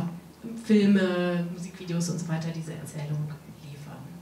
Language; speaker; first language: German; native; German